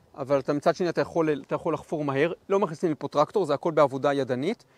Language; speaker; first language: Hebrew; native; Hebrew